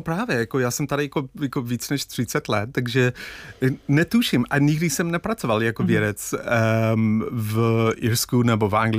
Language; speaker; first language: Czech; non-native, fluent; English